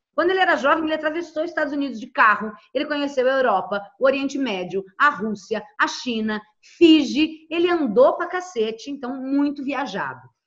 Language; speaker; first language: Portuguese; native; Portuguese